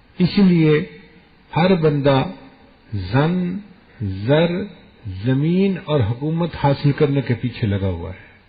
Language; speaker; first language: Urdu; non-native, local second language; Punjabi